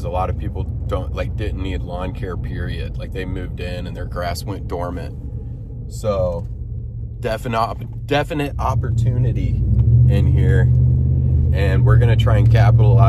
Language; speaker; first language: English; native; English